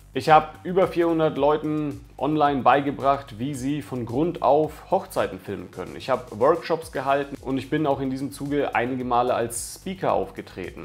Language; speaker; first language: German; native; German